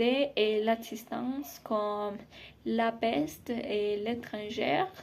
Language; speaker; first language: French; non-native, learner; Spanish